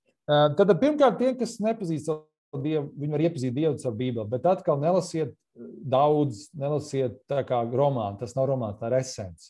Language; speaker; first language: Latvian; native; Latvian